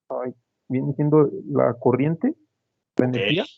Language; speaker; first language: Spanish; native; Spanish